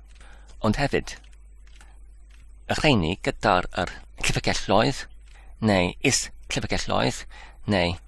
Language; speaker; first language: Welsh; non-native, learner; Polish